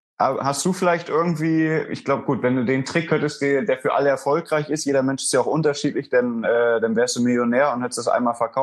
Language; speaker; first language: German; native; German